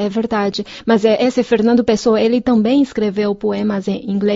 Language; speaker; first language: Portuguese; non-native, fluent; Chinese